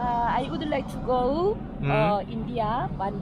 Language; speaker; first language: English; non-native, learner; Spanish